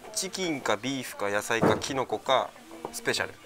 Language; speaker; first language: Japanese; native; Japanese